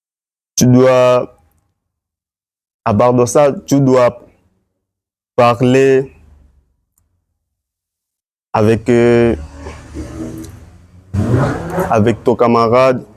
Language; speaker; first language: French; non-native, learner; Swahili